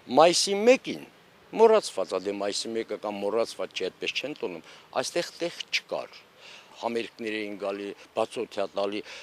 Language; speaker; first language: Armenian; native; Armenian